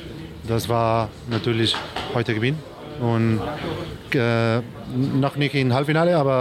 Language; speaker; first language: German; non-native, learner; Spanish